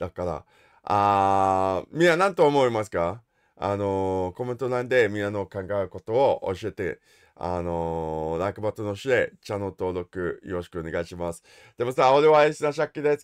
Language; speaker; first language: Japanese; non-native, learner; English